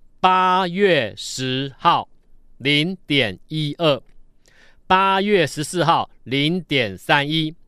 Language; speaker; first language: Chinese; native; Chinese